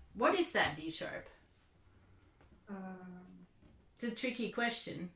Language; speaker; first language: English; non-native, fluent; Finnish